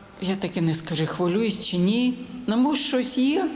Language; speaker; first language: Ukrainian; non-native, local second language; Russian